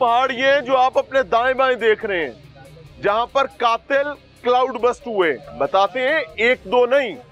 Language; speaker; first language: Urdu; native; Urdu